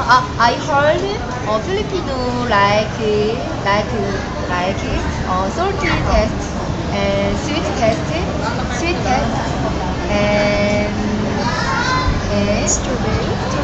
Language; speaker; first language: English; non-native, learner; Korean